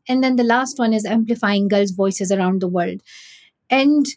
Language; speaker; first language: English; non-native, local second language; Pashto